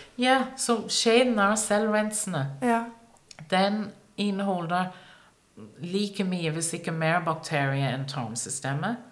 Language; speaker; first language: Norwegian; non-native, fluent; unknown